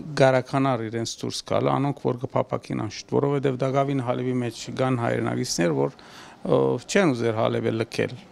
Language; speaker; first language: Armenian; native; Armenian